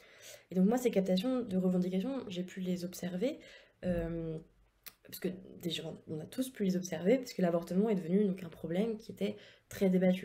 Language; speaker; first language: French; native; French